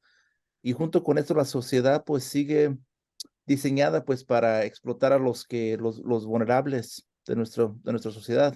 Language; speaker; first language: Spanish; early bilingual, heritage; Spanish